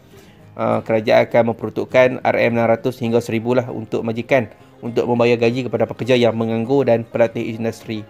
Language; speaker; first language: Malay; native; Malay